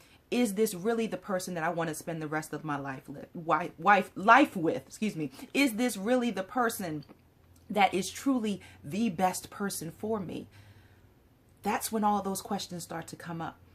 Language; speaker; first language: English; native; English